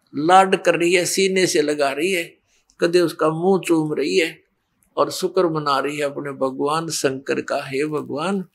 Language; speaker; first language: Hindi; native; Hindi